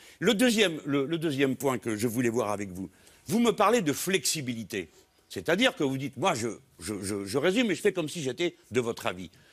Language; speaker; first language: French; native; French